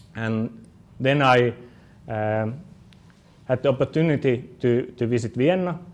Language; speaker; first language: English; non-native, fluent; Finnish